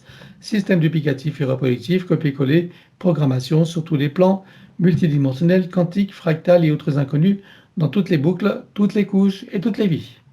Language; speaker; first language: French; native; French